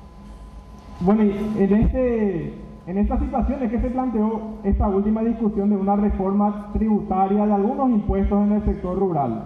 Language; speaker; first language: Spanish; native; Spanish